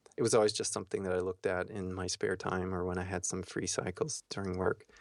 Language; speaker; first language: English; early bilingual, heritage; German